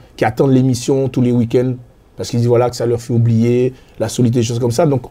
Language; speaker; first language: French; native; French